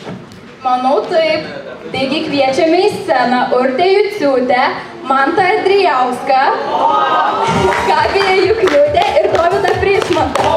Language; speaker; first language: Lithuanian; native; Lithuanian